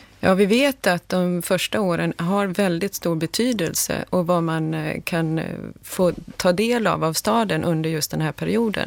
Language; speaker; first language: Swedish; native; Swedish